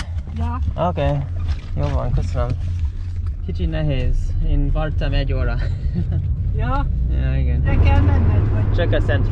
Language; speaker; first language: Hungarian; non-native, learner; English